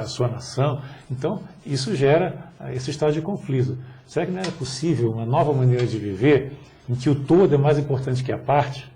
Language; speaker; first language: Portuguese; native; Portuguese